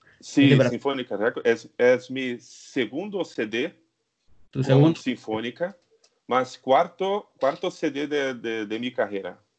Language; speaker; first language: Spanish; non-native, learner; Portuguese